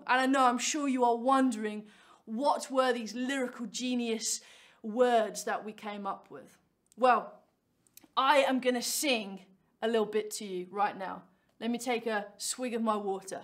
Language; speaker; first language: English; native; English